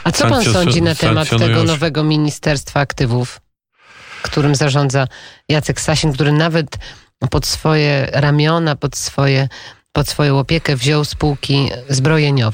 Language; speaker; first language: Polish; native; Polish